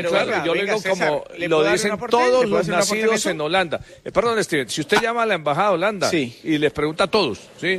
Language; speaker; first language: Spanish; native; Spanish